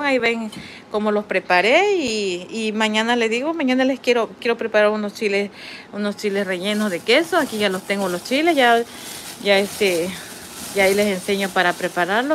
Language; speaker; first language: Spanish; native; Spanish